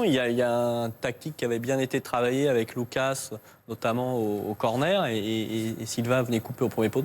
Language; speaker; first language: French; native; French